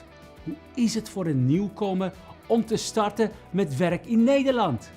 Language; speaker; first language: Dutch; non-native, fluent; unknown